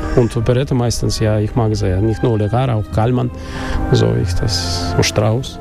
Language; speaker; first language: German; non-native, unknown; Russian